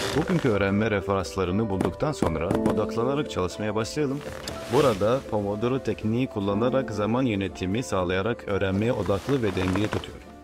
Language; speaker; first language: Turkish; non-native, fluent; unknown